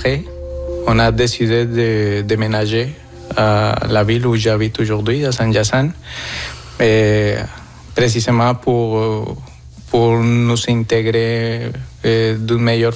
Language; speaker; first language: French; non-native, fluent; Spanish